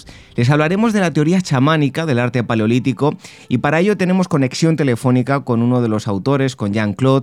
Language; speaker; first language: Spanish; native; Spanish